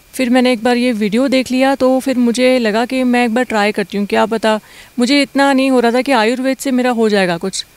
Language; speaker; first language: Hindi; native; Hindi